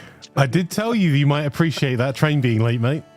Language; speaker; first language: English; native; English